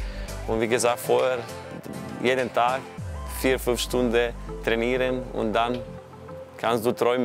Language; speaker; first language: German; non-native, fluent; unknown